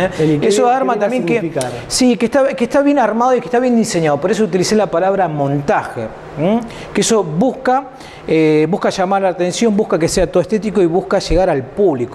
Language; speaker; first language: Spanish; native; Spanish